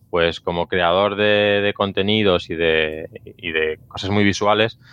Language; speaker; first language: Spanish; native; Spanish